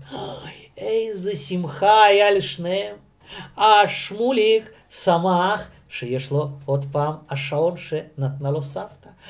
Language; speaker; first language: Hebrew; non-native, fluent; Russian